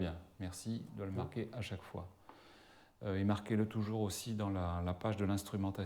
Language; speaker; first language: French; native; French